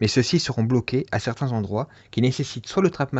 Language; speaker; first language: French; native; French